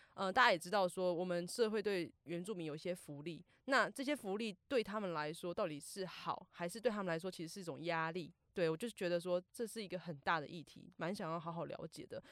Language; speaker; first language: Chinese; native; Chinese